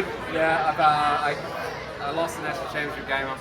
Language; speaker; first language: English; native; English